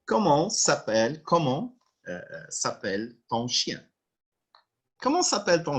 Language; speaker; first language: French; non-native, local second language; Arabic